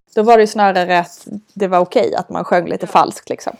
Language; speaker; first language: Swedish; native; Swedish